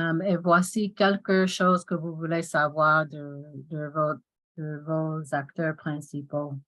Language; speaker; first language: French; non-native, fluent; English